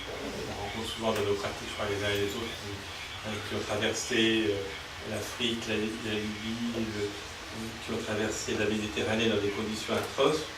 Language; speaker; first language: French; native; French